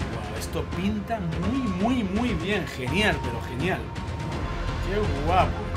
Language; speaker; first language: Spanish; native; Spanish